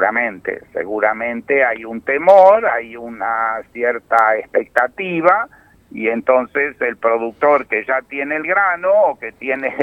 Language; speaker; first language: Spanish; native; Spanish